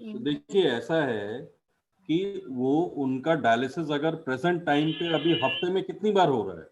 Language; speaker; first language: Hindi; native; Hindi